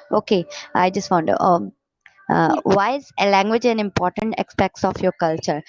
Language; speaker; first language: English; non-native, learner; Urdu